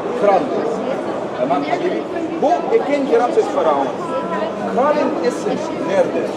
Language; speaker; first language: Turkish; non-native, learner; Arabic